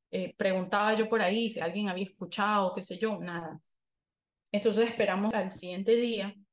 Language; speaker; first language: Spanish; native; Spanish